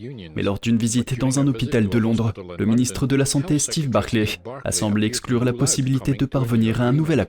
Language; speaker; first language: French; native; French